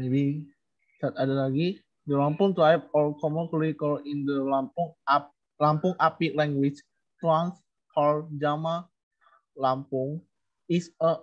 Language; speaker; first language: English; non-native, learner; Indonesian